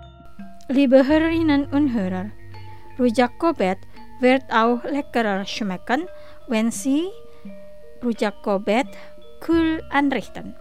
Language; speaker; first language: German; non-native, fluent; Indonesian